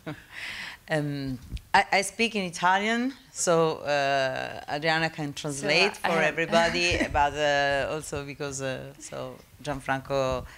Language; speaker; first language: Italian; native; Italian